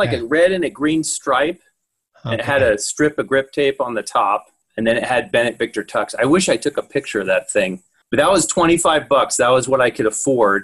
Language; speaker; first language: English; native; English